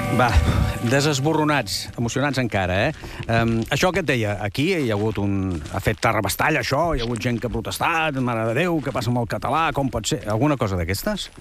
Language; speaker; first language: Catalan; native; Catalan